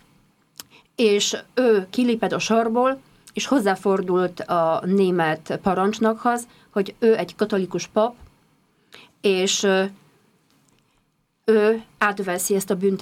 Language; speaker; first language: Hungarian; non-native, fluent; Polish